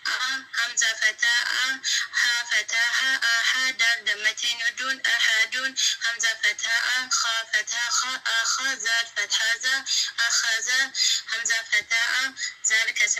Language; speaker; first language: Arabic; non-native, learner; Amharic